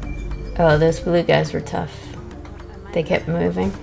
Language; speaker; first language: English; native; English